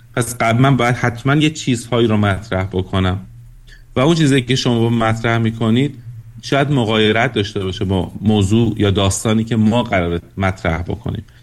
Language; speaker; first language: Persian; native; Persian